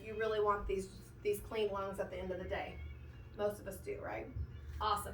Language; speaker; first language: English; native; English